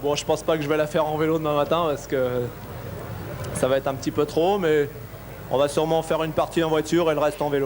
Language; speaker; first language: French; native; French